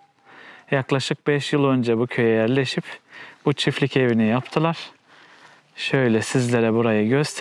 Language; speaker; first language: Turkish; native; Turkish